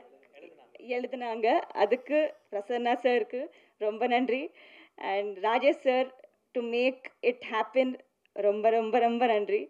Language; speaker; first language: Tamil; non-native, learner; Telugu